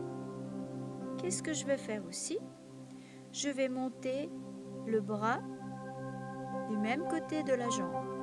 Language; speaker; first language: French; native; French